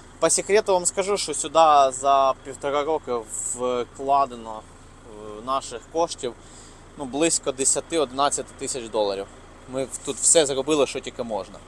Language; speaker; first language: Ukrainian; non-native, local second language; Russian